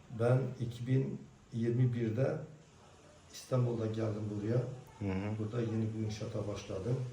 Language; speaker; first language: Turkish; non-native, local second language; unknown